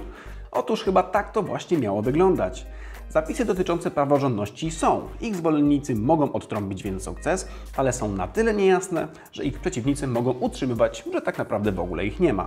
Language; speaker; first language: Polish; native; Polish